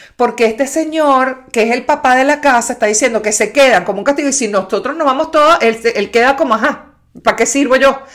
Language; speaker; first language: Spanish; native; Spanish